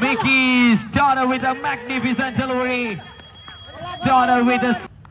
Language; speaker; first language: English; non-native, local second language; Malayalam